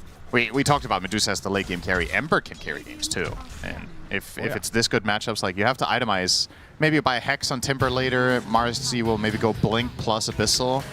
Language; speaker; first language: English; native; English